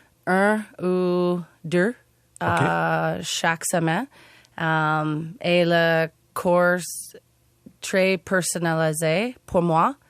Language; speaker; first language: French; non-native, learner; English